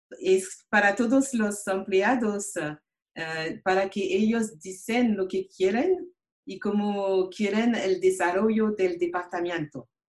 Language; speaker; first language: Spanish; non-native, learner; French